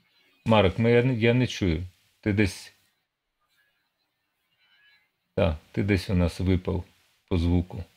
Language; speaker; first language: Ukrainian; native; Ukrainian